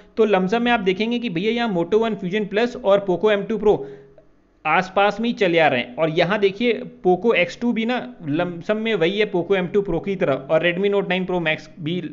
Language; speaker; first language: Hindi; native; Hindi